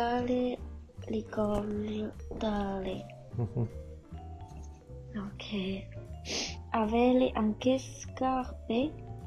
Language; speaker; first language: Italian; non-native, learner; Chinese